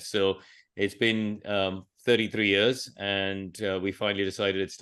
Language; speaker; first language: English; non-native, local second language; Tamil